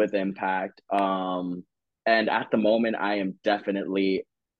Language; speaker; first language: English; native; English